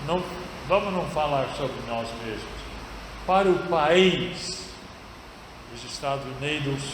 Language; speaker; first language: Portuguese; non-native, fluent; English